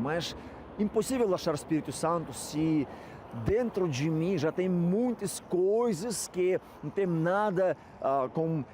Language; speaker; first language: Portuguese; non-native, fluent; Russian